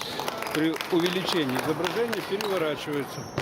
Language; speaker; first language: Russian; native; Russian